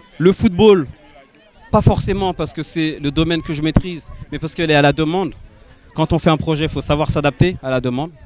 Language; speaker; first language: French; early bilingual, other home language; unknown